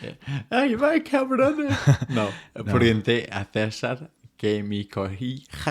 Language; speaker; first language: Spanish; non-native, fluent; English